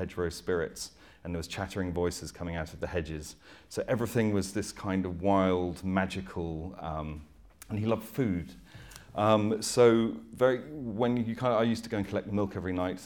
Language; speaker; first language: English; native; English